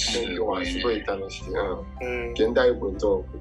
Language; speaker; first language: Japanese; non-native, learner; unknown